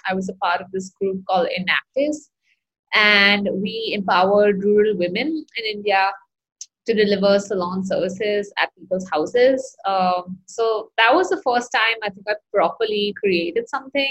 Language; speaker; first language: English; non-native, local second language; Hindi